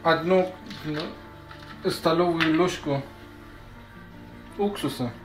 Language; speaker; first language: Russian; non-native, learner; Persian